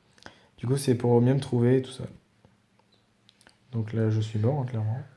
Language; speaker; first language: French; native; French